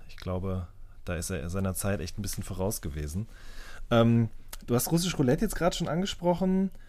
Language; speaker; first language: German; native; German